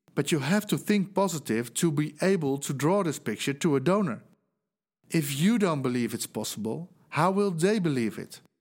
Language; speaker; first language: English; non-native, fluent; Dutch